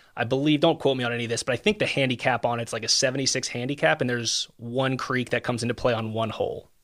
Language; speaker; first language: English; native; English